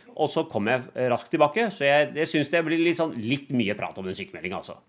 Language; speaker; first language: Norwegian; early bilingual, other home language; Punjabi